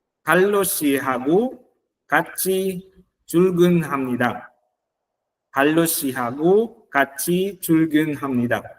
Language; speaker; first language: Korean; non-native, fluent; Filipino